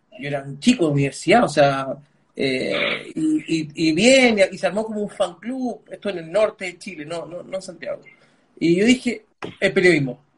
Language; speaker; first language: Spanish; early bilingual, other home language; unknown